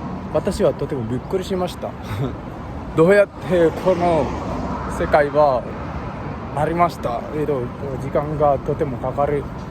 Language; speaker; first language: Japanese; non-native, learner; Sinhala